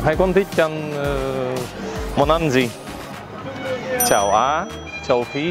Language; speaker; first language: Vietnamese; non-native, learner; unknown